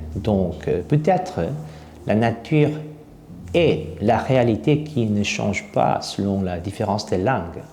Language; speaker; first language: French; non-native, fluent; Korean